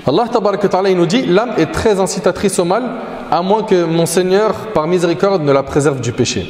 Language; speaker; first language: French; native; French